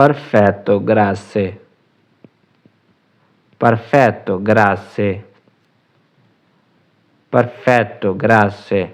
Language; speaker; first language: Italian; non-native, fluent; Urdu